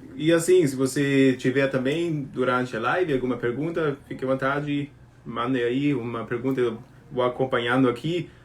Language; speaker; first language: Portuguese; non-native, fluent; German